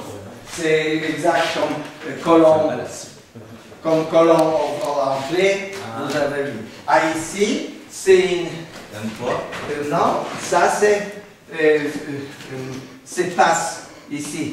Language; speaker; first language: French; non-native, learner; Polish